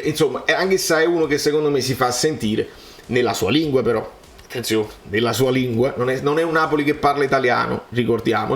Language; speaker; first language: Italian; native; Italian